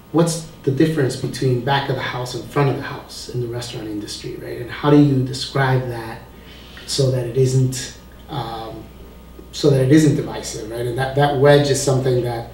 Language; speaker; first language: English; early bilingual, other home language; Spanish